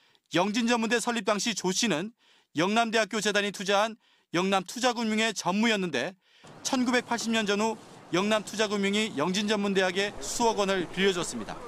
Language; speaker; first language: Korean; native; Korean